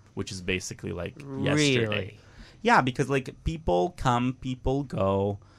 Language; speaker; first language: English; non-native, fluent; Italian